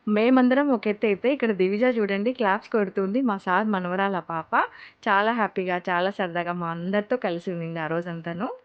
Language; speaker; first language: Telugu; native; Telugu